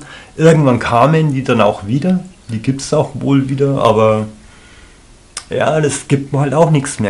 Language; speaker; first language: German; native; German